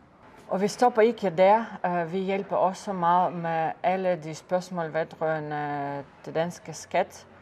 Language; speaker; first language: Danish; non-native, fluent; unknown